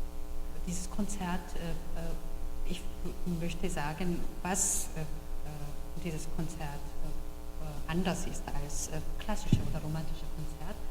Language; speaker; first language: German; non-native, fluent; Korean